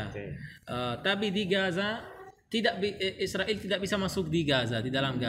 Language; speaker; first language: Indonesian; non-native, learner; Arabic